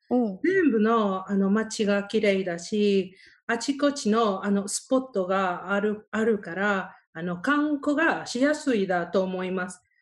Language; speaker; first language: Japanese; non-native, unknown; Spanish